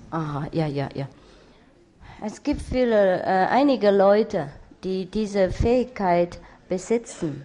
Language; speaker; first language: German; non-native, learner; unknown